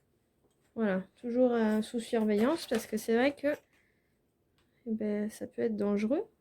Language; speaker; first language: French; native; French